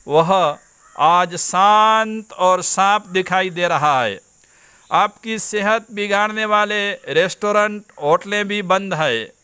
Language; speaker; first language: Hindi; non-native, local second language; Gujarati